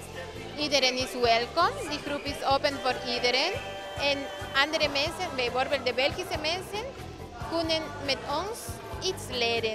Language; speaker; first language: Dutch; non-native, learner; Spanish